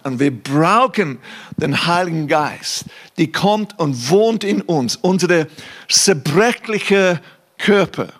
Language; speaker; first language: German; non-native, fluent; English